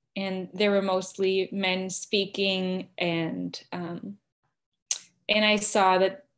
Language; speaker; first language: English; native; English